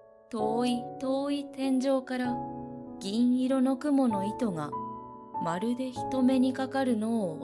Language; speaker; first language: Japanese; native; Japanese